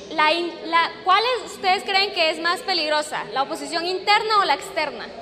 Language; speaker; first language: Spanish; non-native, fluent; English